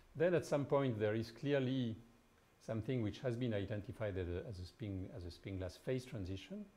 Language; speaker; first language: English; non-native, fluent; French